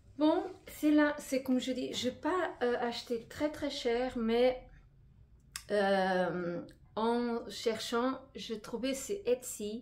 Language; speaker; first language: French; non-native, fluent; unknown